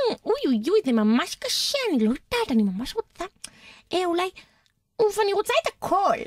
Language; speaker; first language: Hebrew; native; Hebrew